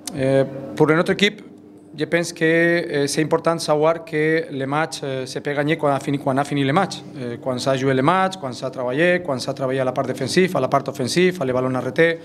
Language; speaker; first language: French; non-native, fluent; Spanish